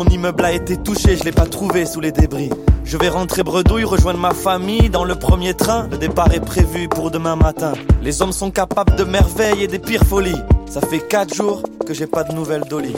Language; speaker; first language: French; native; French